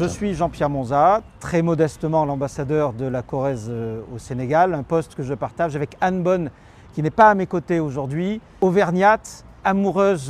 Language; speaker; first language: French; native; French